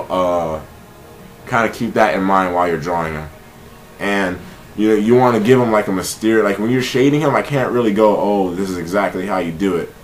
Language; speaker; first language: English; native; English